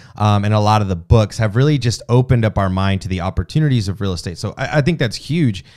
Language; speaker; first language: English; native; English